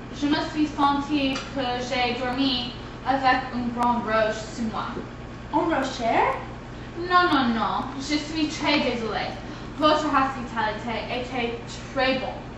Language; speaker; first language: French; non-native, learner; English